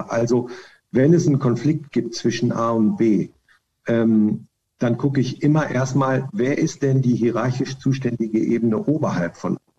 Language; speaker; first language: German; native; German